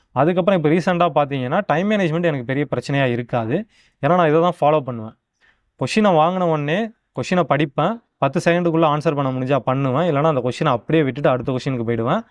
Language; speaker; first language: Tamil; native; Tamil